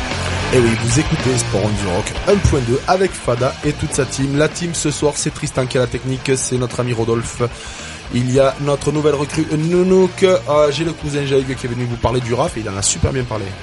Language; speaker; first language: French; native; French